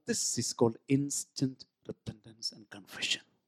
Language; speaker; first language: English; non-native, local second language; Malayalam